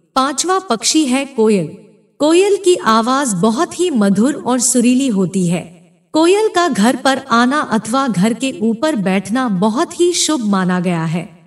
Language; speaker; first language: Hindi; native; Hindi